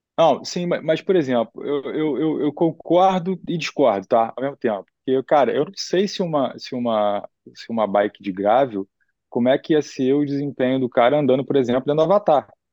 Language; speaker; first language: Portuguese; native; Portuguese